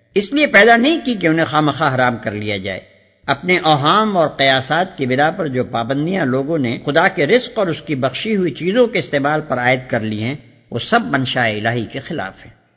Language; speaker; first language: Urdu; native; Urdu